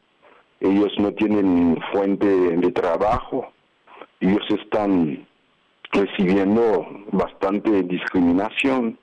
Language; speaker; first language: Spanish; non-native, fluent; Haitian Creole